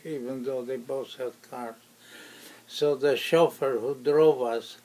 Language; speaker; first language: English; non-native, fluent; Ukrainian